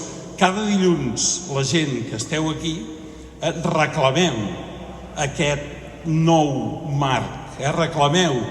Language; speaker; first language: Catalan; native; Catalan